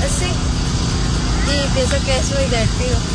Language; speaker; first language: Spanish; early bilingual, other home language; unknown